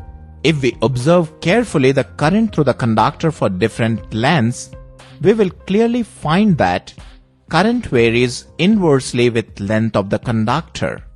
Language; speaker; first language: English; non-native, local second language; Telugu